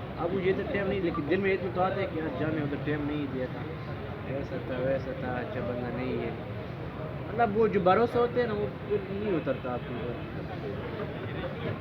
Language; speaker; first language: Urdu; non-native, local second language; Pashto